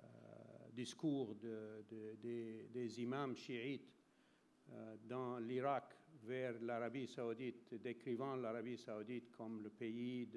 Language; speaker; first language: French; non-native, fluent; Arabic